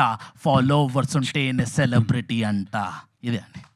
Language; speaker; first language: Telugu; native; Telugu